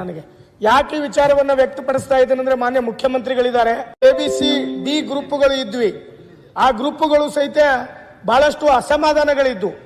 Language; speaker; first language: Kannada; non-native, local second language; Lambadi